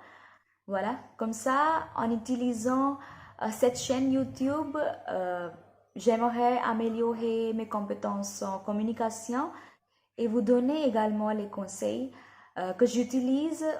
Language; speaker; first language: French; non-native, learner; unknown